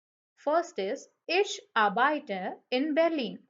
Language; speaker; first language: German; non-native, fluent; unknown